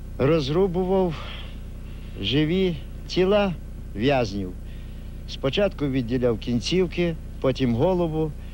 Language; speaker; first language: Ukrainian; native; Ukrainian